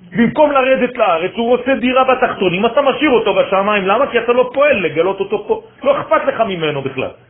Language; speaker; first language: Hebrew; non-native, fluent; French